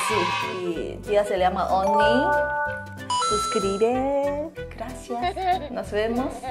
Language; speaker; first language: Spanish; non-native, learner; Korean